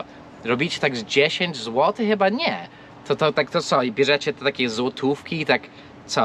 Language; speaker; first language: Polish; non-native, fluent; English